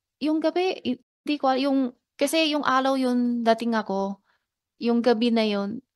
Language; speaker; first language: Filipino; non-native, learner; Chinese